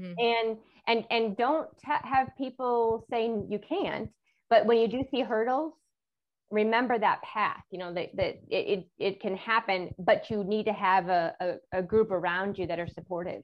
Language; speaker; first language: English; native; English